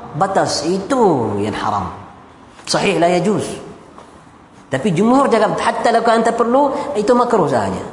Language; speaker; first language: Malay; non-native, fluent; Arabic